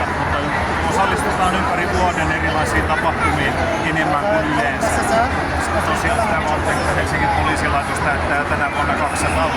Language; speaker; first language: Finnish; native; Finnish